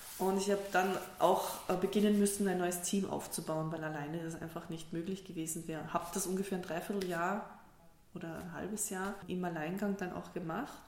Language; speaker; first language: German; early bilingual, other home language; Russian